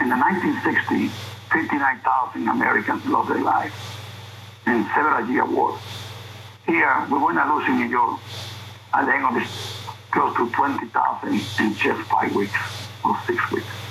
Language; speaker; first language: English; non-native, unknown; Spanish